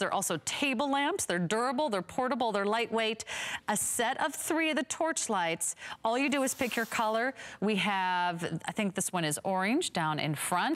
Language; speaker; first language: English; native; English